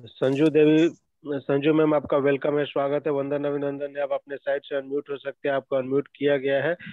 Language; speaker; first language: Hindi; native; Hindi